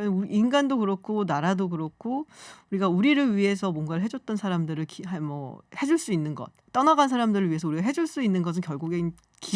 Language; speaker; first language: Korean; native; Korean